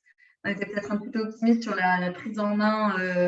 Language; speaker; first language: French; native; French